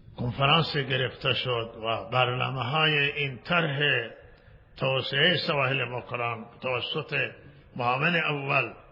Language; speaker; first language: Persian; non-native, local second language; Baluchi